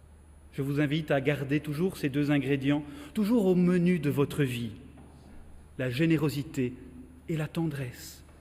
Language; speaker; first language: French; native; French